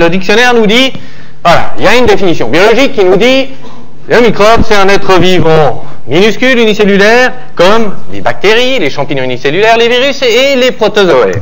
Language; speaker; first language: French; native; French